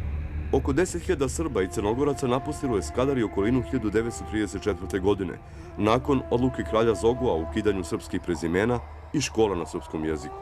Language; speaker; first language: Bosnian; native; Bosnian